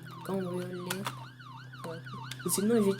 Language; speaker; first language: French; native; French